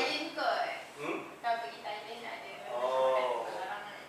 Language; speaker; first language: Malay; native; Malay